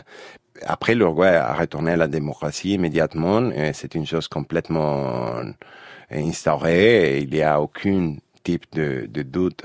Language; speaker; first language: French; non-native, fluent; Spanish